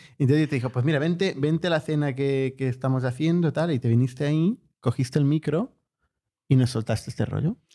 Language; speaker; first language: Spanish; native; Spanish